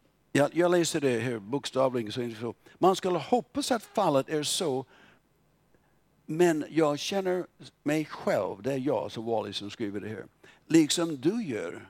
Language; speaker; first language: Swedish; non-native, fluent; English